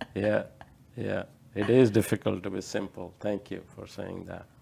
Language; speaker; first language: English; non-native, local second language; Odia